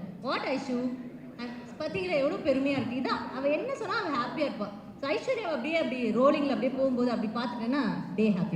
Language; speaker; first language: Tamil; native; Tamil